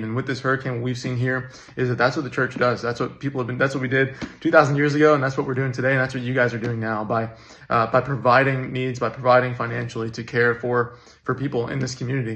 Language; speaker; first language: English; native; English